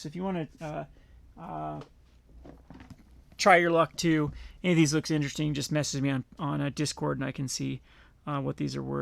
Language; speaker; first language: English; native; English